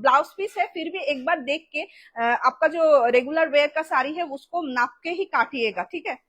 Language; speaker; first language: Hindi; non-native, local second language; Bangla